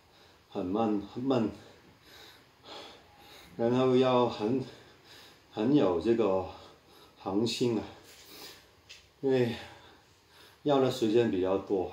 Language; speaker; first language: Chinese; non-native, local second language; Cantonese